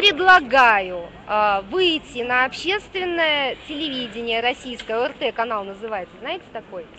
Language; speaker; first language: Russian; native; Russian